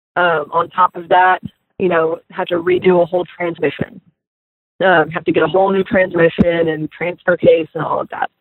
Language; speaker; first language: English; native; English